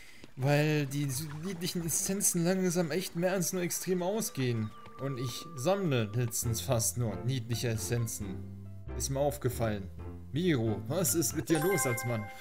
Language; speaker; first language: German; native; German